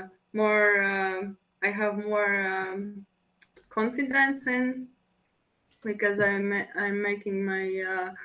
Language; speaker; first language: English; non-native, fluent; Latvian